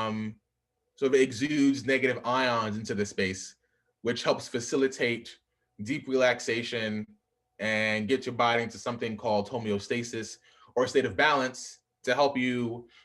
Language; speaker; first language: English; native; English